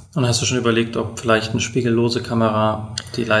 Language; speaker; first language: German; native; German